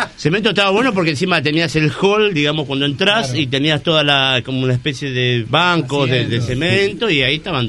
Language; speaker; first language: Spanish; native; Spanish